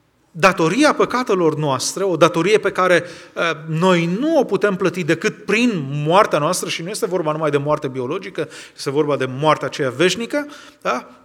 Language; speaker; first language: Romanian; native; Romanian